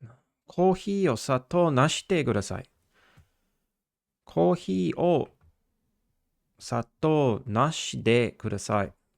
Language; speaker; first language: Japanese; non-native, learner; English